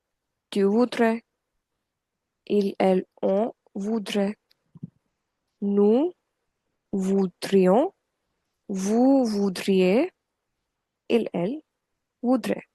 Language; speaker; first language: French; non-native, fluent; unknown